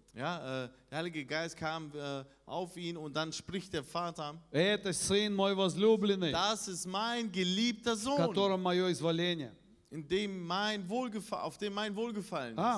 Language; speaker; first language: German; non-native, fluent; Russian